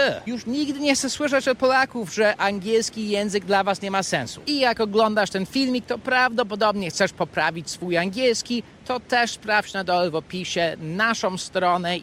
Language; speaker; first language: Polish; early bilingual, heritage; Polish